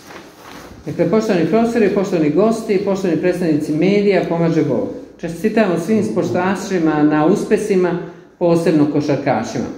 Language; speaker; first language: Serbian; native; Serbian